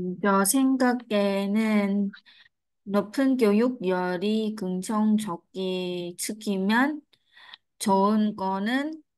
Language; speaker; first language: Korean; non-native, learner; Vietnamese